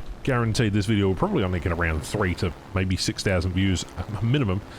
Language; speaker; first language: English; native; English